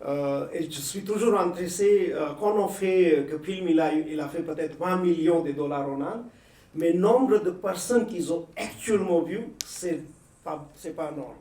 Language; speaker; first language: French; non-native, fluent; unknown